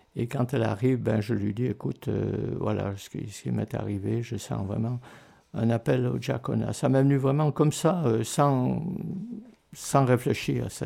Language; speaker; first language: French; native; French